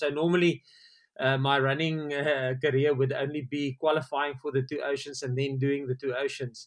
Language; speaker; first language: English; non-native, local second language; Afrikaans